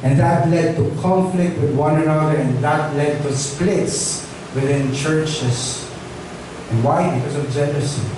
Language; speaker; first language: English; non-native, local second language; Filipino